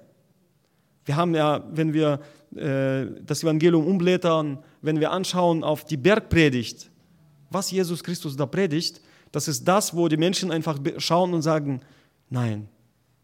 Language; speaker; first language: German; non-native, fluent; Russian